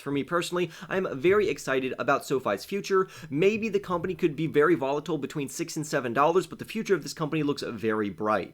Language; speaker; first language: English; native; English